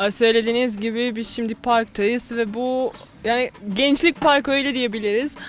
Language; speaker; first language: Turkish; non-native, fluent; Bosnian